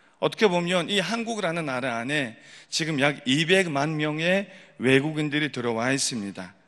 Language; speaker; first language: Korean; non-native, fluent; Mongolian